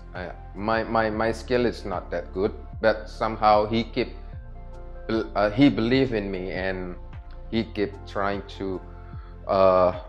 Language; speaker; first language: English; non-native, fluent; Indonesian